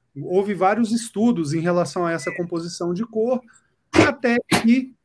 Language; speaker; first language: Portuguese; native; Portuguese